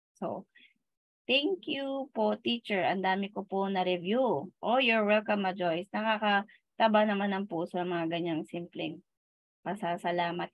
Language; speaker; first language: Filipino; native; Filipino